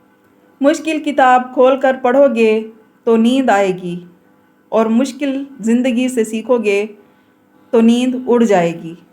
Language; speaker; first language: Urdu; native; Urdu